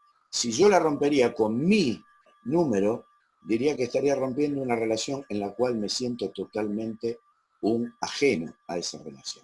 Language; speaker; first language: Spanish; native; Spanish